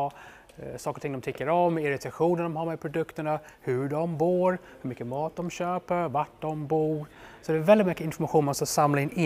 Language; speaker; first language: Swedish; non-native, fluent; English